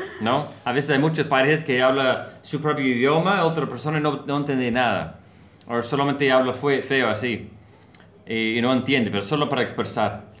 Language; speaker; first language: Spanish; non-native, learner; English